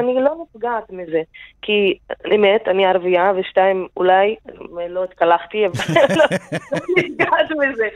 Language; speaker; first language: Hebrew; non-native, local second language; Arabic